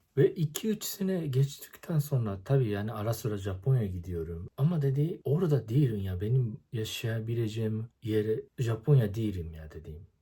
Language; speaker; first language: Turkish; non-native, fluent; Japanese